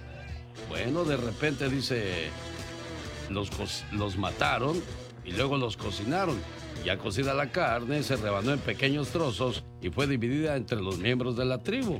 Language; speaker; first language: Spanish; native; Spanish